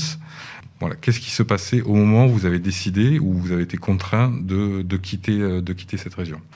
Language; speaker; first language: French; native; French